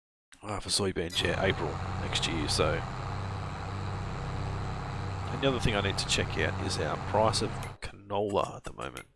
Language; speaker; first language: English; native; English